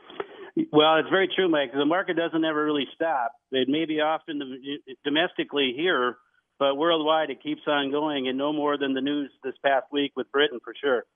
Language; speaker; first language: English; native; English